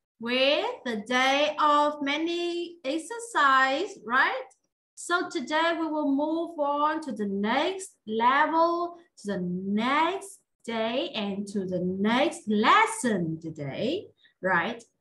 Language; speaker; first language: English; non-native, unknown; Vietnamese